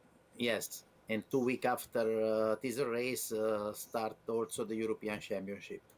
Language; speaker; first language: English; non-native, learner; Italian